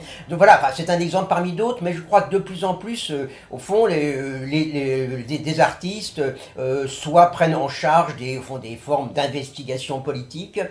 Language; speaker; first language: French; native; French